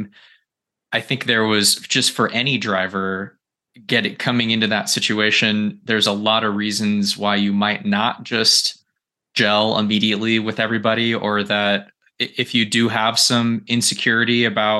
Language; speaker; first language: English; native; English